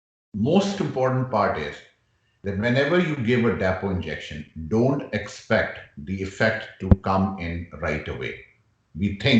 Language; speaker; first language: English; non-native, local second language; Urdu